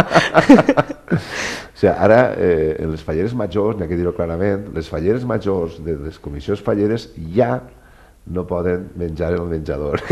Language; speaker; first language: Catalan; native; Catalan